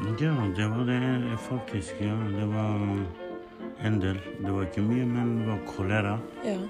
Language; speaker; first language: Norwegian; non-native, learner; Kurdish